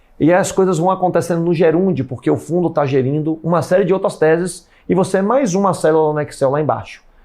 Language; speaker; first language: Portuguese; native; Portuguese